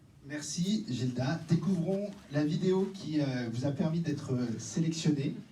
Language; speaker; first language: French; native; French